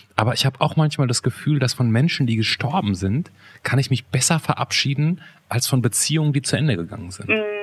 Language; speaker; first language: German; native; German